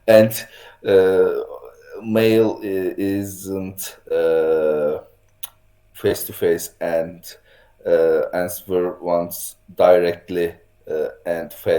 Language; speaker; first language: English; non-native, learner; Turkish